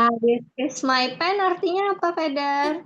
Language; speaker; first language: English; non-native, fluent; Indonesian